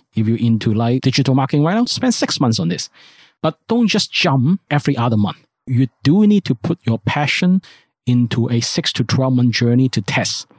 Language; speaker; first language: English; non-native, local second language; Cantonese